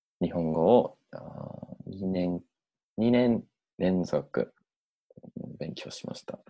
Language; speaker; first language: Japanese; non-native, learner; English